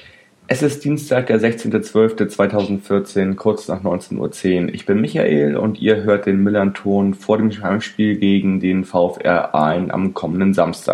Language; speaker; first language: German; native; German